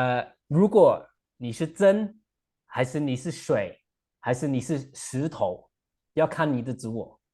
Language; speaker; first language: Chinese; non-native, fluent; English